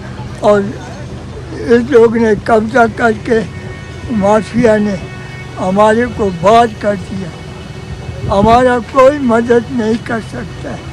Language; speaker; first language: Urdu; non-native, local second language; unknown